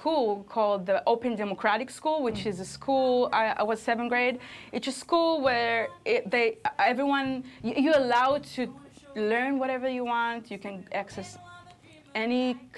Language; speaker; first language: English; non-native, fluent; Hebrew